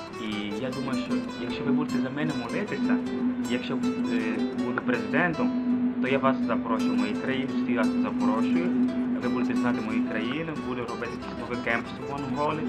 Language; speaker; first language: Ukrainian; non-native, learner; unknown